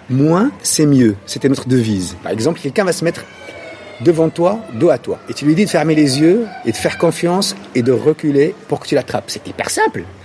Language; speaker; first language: French; non-native, local second language; Arabic